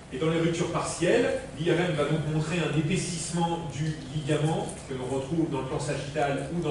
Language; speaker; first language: French; native; French